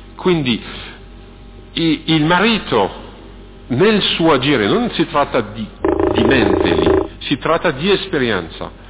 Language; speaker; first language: Italian; non-native, fluent; French